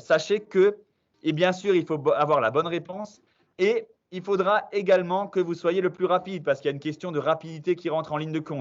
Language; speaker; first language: French; native; French